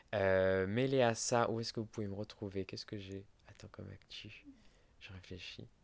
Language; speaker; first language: French; native; French